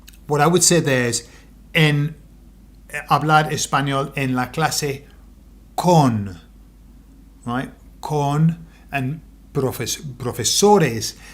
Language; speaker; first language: Spanish; non-native, fluent; English